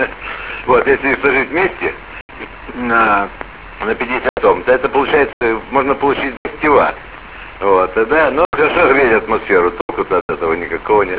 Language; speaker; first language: Russian; native; Russian